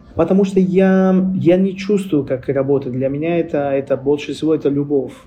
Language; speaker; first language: Russian; non-native, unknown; Italian